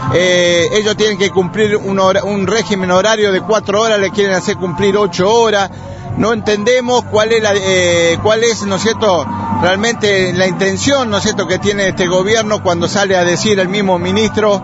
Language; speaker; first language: Spanish; native; Spanish